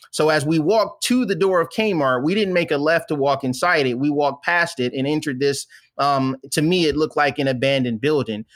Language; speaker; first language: English; native; English